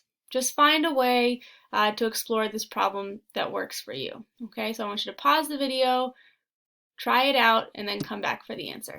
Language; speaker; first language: English; native; English